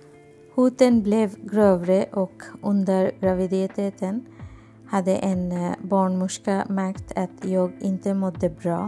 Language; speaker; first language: Swedish; non-native, fluent; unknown